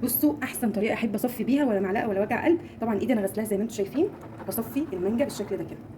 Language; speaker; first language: Arabic; native; Arabic